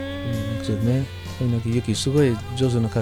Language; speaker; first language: Japanese; non-native, learner; English